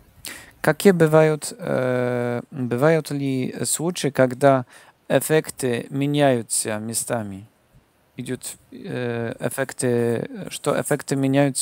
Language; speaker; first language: Russian; non-native, learner; Polish